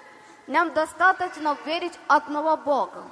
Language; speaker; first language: Russian; non-native, learner; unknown